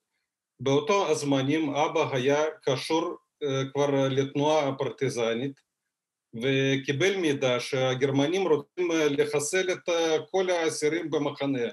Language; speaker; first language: Hebrew; non-native, fluent; Russian